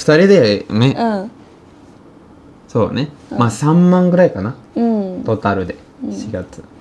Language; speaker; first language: Japanese; non-native, fluent; Indonesian